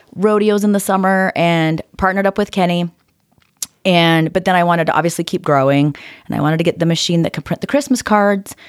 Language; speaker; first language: English; native; English